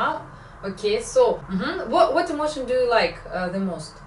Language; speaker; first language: English; non-native, fluent; Russian